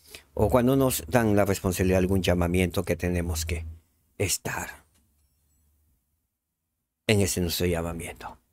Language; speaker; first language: Spanish; native; Spanish